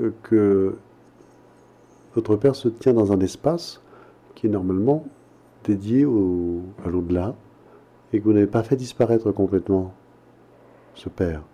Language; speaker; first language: French; native; French